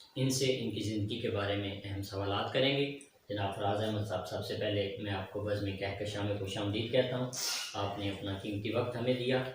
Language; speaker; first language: Urdu; native; Urdu